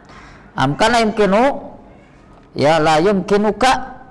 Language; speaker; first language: Arabic; non-native, fluent; Indonesian